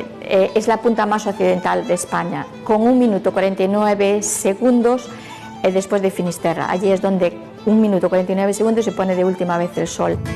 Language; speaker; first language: Spanish; native; Spanish